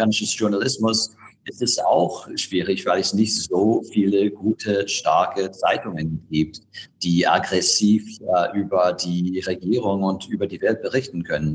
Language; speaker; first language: German; non-native, fluent; English